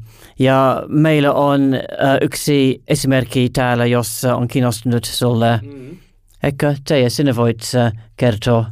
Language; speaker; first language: Finnish; non-native, learner; English